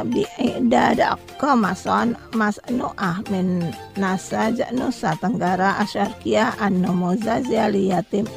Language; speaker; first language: Arabic; non-native, fluent; Indonesian